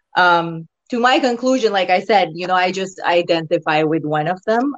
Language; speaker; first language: English; non-native, local second language; Urdu